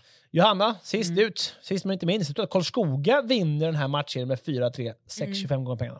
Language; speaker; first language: Swedish; native; Swedish